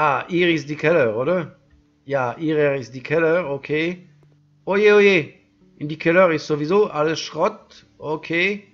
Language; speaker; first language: German; non-native, learner; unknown